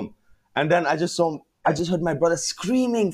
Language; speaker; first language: English; non-native, local second language; Wolof